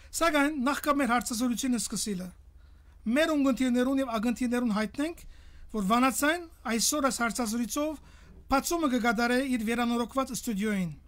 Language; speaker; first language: Armenian; early bilingual, heritage; Armenian